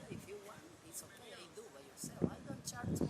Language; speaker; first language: English; non-native, learner; Spanish